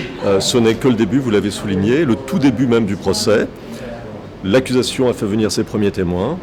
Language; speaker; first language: French; native; French